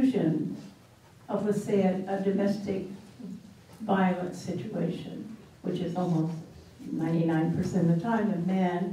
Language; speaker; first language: English; native; English